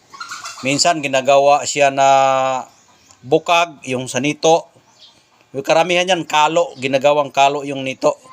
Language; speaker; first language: Filipino; non-native, local second language; Cebuano